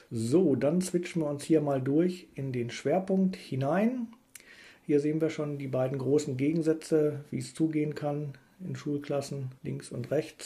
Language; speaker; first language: German; native; German